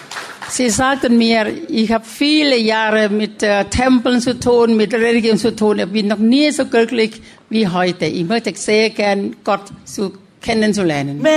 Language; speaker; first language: German; non-native, learner; Thai